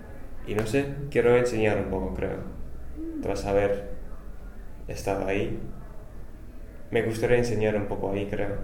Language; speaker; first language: Spanish; non-native, fluent; English